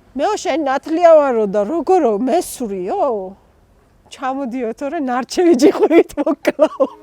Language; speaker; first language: Georgian; non-native, local second language; Svan